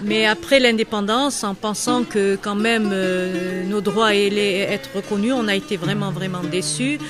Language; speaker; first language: French; non-native, local second language; Kabyle